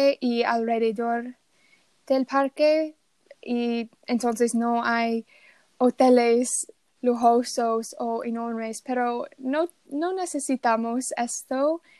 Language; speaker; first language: Spanish; non-native, learner; English